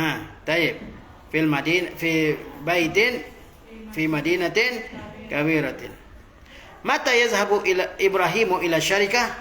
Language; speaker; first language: Arabic; non-native, fluent; Indonesian